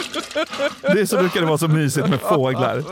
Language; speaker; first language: Swedish; native; Swedish